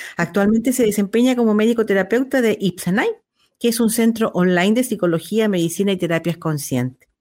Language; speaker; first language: Spanish; native; Spanish